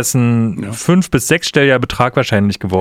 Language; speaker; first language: German; native; German